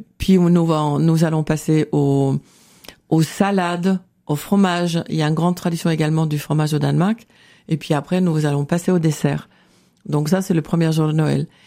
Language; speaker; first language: French; non-native, fluent; Danish